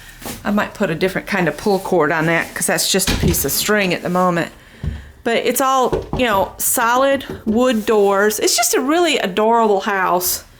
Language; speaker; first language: English; native; English